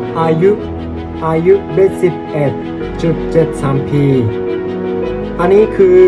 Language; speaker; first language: Thai; non-native, learner; Japanese